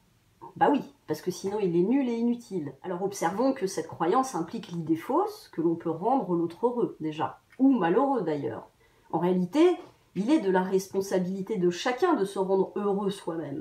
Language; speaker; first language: French; native; French